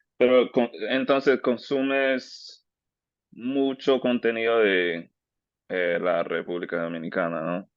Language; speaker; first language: Spanish; native; Spanish